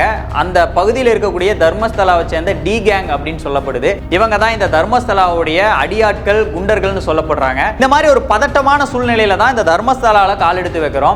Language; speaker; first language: Tamil; native; Tamil